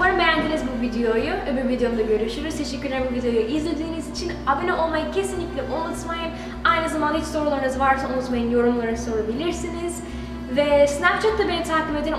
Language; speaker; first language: Turkish; early bilingual, heritage; Turkish